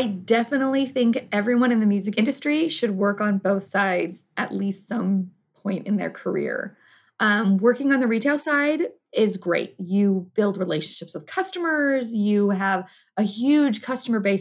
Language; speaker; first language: English; native; English